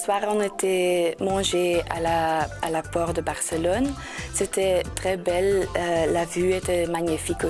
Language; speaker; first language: French; non-native, local second language; Dutch